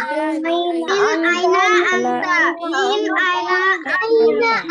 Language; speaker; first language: Arabic; non-native, learner; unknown